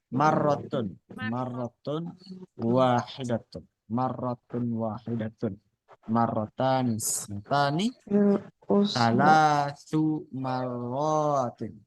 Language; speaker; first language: Arabic; non-native, fluent; Indonesian